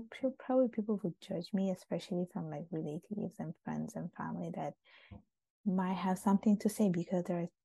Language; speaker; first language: English; non-native, fluent; Italian